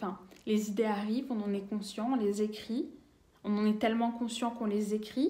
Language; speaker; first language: French; native; French